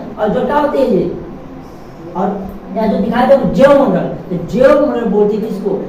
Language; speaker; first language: Hindi; native; Hindi